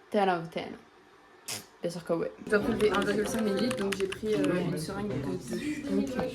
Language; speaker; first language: French; native; French